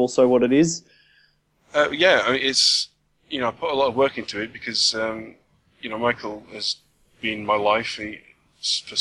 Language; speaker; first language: English; native; English